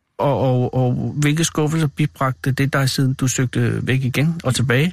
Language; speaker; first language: Danish; native; Danish